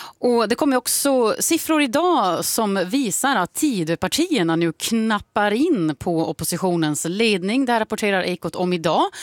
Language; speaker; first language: Swedish; native; Swedish